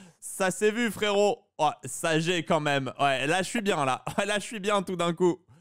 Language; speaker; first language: French; native; French